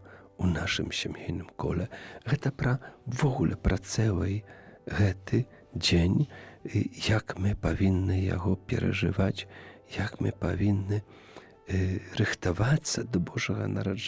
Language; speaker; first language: Belarusian; native; Belarusian